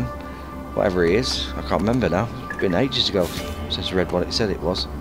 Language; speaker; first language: English; native; English